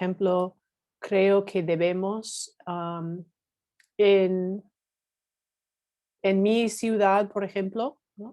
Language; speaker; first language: Spanish; non-native, fluent; English